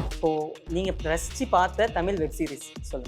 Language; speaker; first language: Tamil; native; Tamil